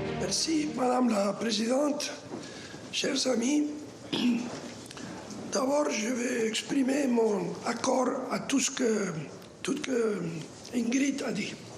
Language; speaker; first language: French; non-native, fluent; Spanish